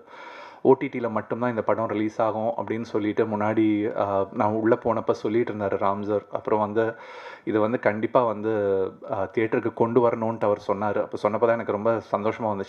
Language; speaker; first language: Tamil; native; Tamil